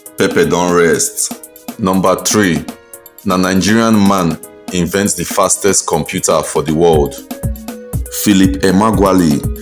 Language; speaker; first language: Nigerian Pidgin; native; Nigerian Pidgin